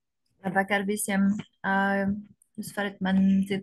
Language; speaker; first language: Latvian; non-native, learner; French